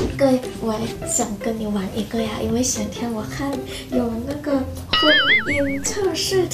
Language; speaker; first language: Chinese; non-native, fluent; Thai